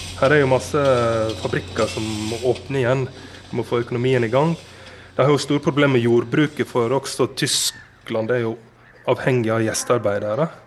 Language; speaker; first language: Norwegian; native; Norwegian